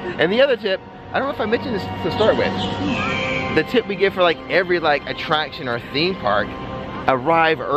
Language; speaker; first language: English; native; English